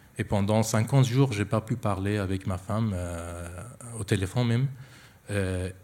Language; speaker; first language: French; non-native, fluent; Persian